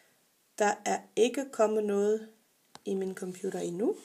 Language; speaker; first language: Danish; non-native, fluent; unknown